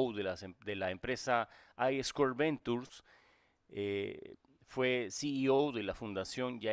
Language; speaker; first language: Spanish; native; Spanish